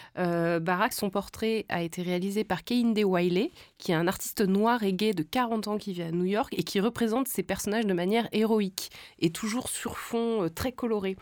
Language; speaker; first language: French; native; French